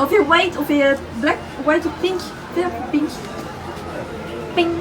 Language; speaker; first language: French; native; French